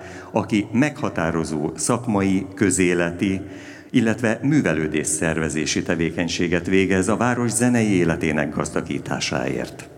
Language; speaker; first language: Hungarian; native; Hungarian